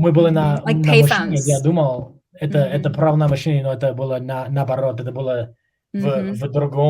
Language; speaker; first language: Russian; non-native, learner; English